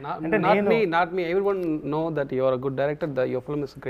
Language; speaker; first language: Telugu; non-native, local second language; Tamil